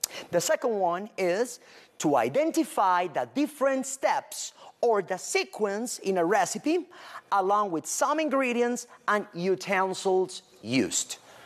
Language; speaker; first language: English; non-native, fluent; Spanish